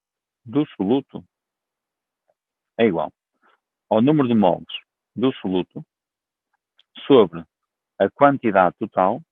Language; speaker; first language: Portuguese; native; Portuguese